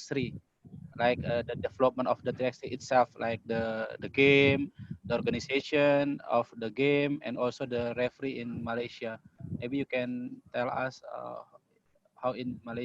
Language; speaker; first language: English; non-native, learner; Indonesian